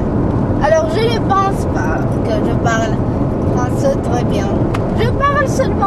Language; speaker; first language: French; non-native, learner; Georgian